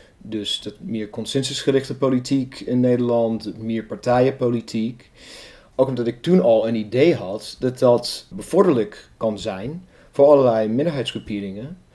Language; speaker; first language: Dutch; non-native, fluent; English